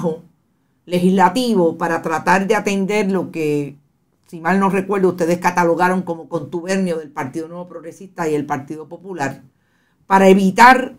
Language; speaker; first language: Spanish; native; Spanish